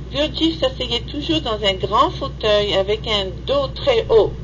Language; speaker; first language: French; native; French